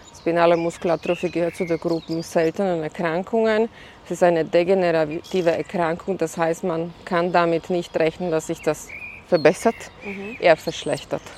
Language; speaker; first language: German; non-native, fluent; Slovak